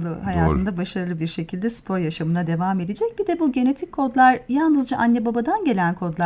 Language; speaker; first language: Turkish; native; Turkish